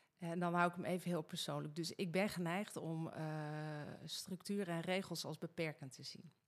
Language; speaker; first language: Dutch; native; Dutch